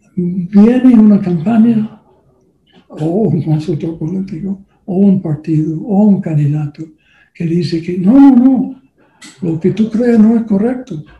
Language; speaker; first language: Spanish; non-native, learner; English